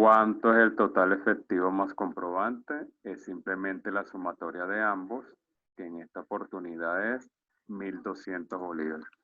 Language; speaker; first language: Spanish; native; Spanish